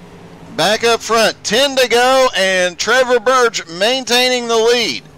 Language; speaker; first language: English; native; English